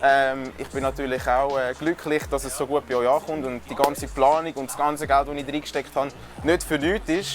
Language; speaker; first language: German; native; German